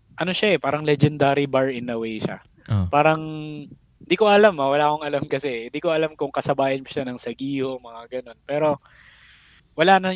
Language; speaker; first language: Filipino; non-native, local second language; Cebuano